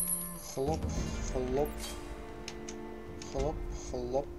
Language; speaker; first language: Russian; native; Russian